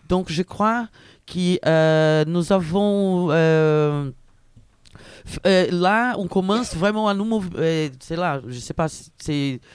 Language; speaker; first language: French; non-native, fluent; Portuguese